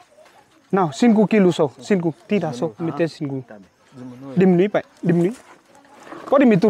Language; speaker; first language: Portuguese; non-native, learner; Vietnamese